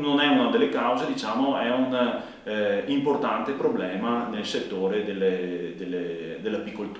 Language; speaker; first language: Italian; native; Italian